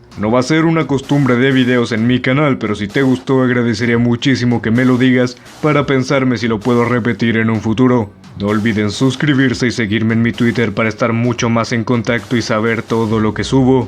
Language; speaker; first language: Spanish; native; Spanish